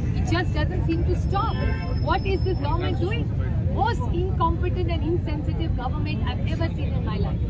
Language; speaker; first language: English; non-native, local second language; Marathi